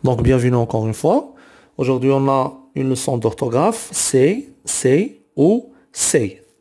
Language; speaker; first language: French; non-native, local second language; Arabic